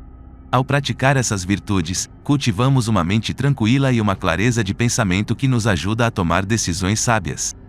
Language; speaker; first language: Portuguese; native; Portuguese